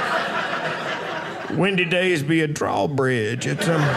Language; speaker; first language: English; native; English